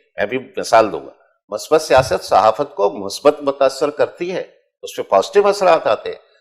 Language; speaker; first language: Urdu; non-native, local second language; Pashto